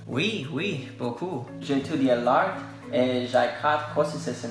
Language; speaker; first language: French; non-native, learner; English